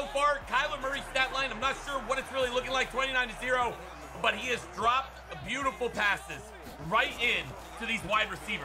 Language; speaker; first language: English; native; English